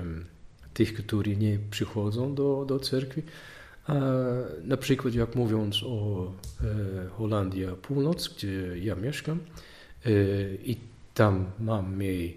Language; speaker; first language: Polish; non-native, learner; Dutch